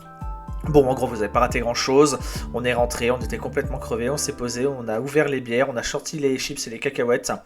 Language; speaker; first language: French; native; French